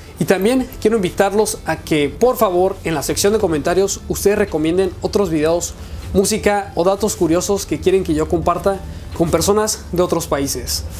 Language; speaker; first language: Spanish; native; Spanish